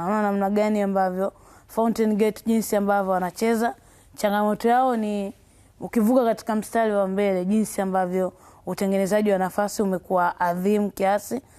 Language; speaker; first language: Swahili; native; Swahili